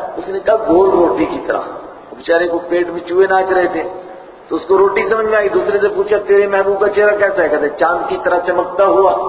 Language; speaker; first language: Urdu; non-native, local second language; Punjabi